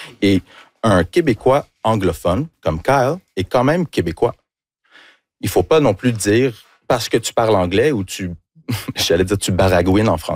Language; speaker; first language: French; early bilingual, other home language; English